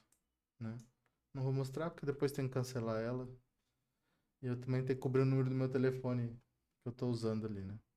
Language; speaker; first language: Portuguese; native; Portuguese